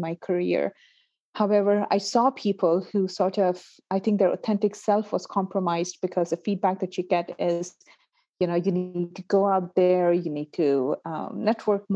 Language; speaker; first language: English; non-native, local second language; Urdu